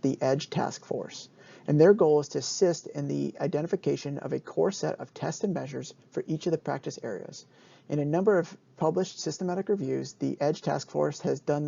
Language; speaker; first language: English; native; English